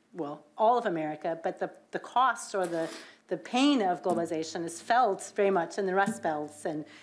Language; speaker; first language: English; native; English